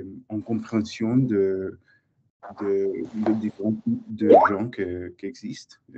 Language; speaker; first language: French; non-native, learner; English